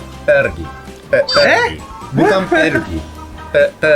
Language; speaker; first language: Indonesian; non-native, learner; Japanese